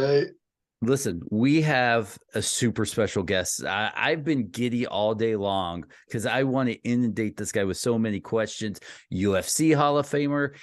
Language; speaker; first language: English; native; English